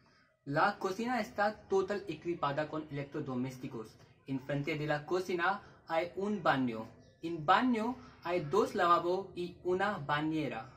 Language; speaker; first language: Spanish; non-native, learner; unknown